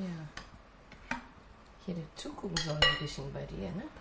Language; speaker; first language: German; non-native, fluent; Danish